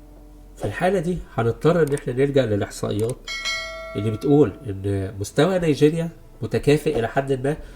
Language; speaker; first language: Arabic; native; Arabic